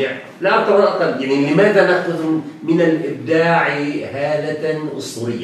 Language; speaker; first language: Arabic; native; Arabic